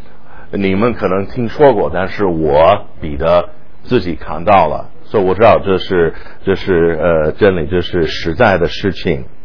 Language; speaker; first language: Chinese; non-native, fluent; English